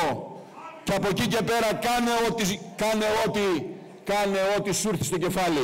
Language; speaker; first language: Greek; native; Greek